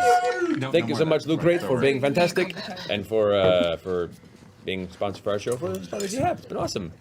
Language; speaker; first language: English; native; English